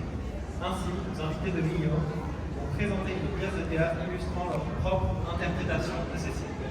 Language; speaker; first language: French; non-native, fluent; Chinese